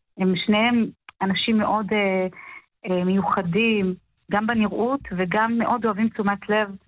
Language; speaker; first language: Hebrew; early bilingual, other home language; Amharic